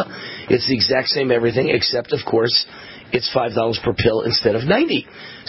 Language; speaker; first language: English; native; English